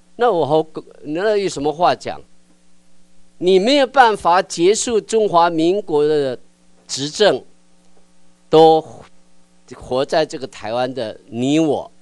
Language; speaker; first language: Chinese; non-native, local second language; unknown